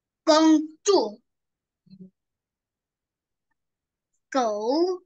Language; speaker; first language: Chinese; non-native, learner; Indonesian